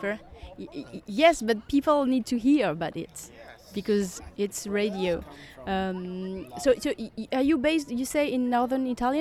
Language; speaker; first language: English; non-native, learner; French